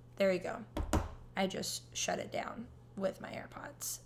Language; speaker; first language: English; native; English